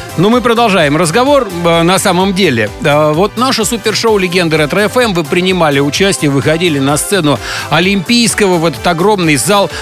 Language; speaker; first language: Russian; native; Russian